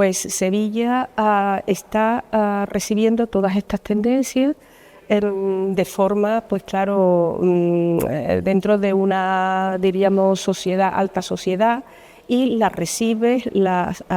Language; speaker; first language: Spanish; native; Spanish